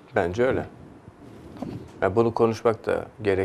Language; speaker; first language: Turkish; native; Turkish